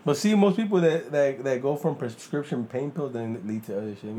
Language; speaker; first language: English; early bilingual, other home language; Spanish